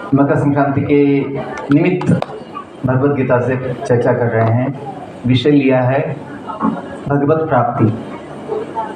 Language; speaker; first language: Hindi; non-native, local second language; Marathi